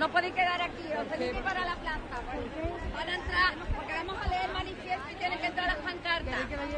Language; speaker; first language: Spanish; native; Spanish